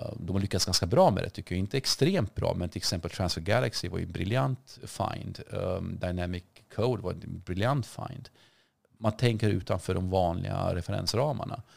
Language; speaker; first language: Swedish; early bilingual, other home language; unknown